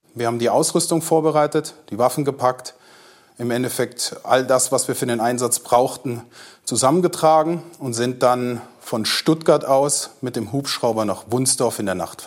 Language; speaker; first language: German; native; German